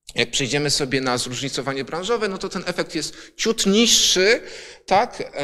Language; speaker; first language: Polish; native; Polish